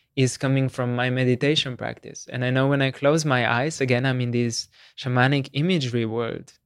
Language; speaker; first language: English; non-native, fluent; Slovenian